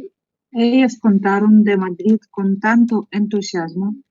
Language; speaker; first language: Spanish; non-native, learner; Russian